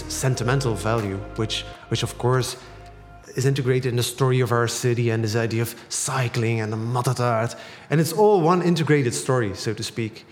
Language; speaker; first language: English; non-native, fluent; Dutch